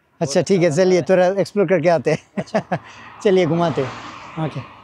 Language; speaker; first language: Hindi; non-native, fluent; Bangla